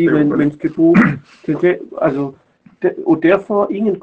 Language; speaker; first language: Danish; non-native, fluent; German